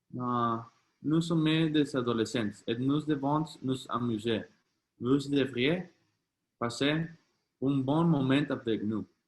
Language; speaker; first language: French; non-native, learner; Spanish